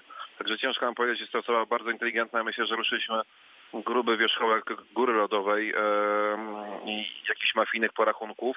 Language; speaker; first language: Polish; native; Polish